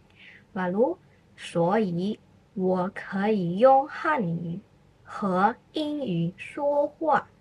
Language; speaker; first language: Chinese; non-native, fluent; Indonesian